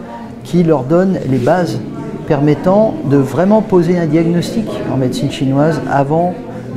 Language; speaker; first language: French; native; French